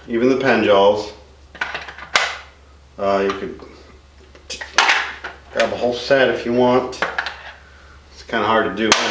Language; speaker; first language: English; native; English